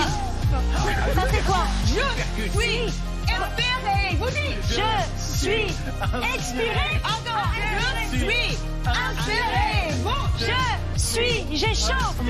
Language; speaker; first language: French; non-native, learner; English